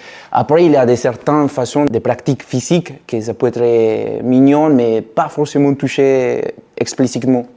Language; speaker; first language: French; non-native, fluent; Spanish